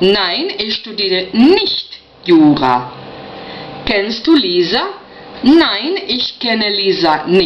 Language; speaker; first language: German; non-native, fluent; Spanish